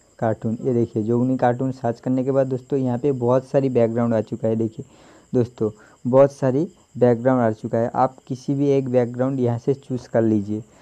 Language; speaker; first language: Hindi; non-native, local second language; Bangla